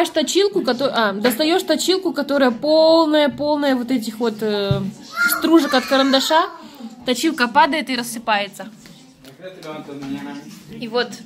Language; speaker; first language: Russian; native; Russian